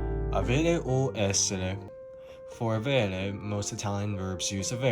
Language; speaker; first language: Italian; non-native, learner; English